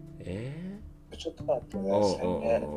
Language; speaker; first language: Japanese; non-native, learner; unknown